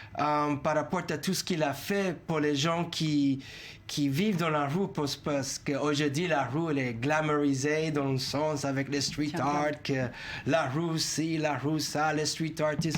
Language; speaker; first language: French; non-native, fluent; English